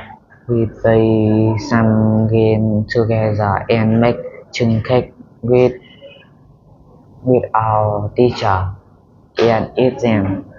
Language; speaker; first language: English; non-native, learner; Vietnamese